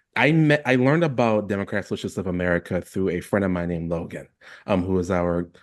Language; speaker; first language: English; native; English